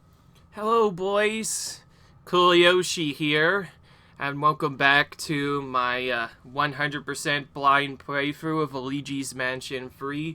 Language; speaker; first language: English; native; English